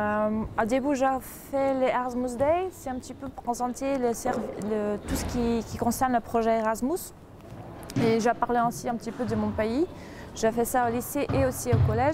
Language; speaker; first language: French; non-native, fluent; Portuguese